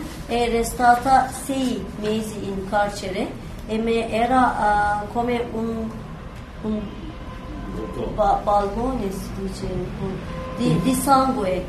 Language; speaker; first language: Italian; non-native, learner; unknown